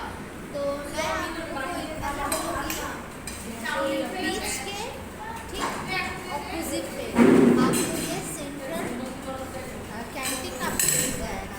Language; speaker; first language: Hindi; native; Hindi